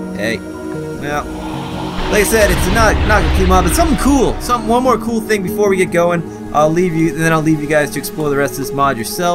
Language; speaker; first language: English; native; English